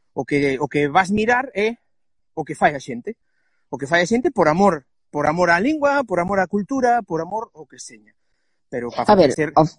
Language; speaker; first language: Galician; non-native, local second language; Spanish